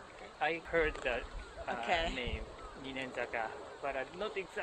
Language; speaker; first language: English; non-native, fluent; Japanese